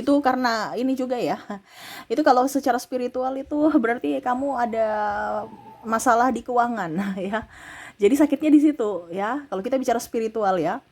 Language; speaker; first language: Indonesian; native; Indonesian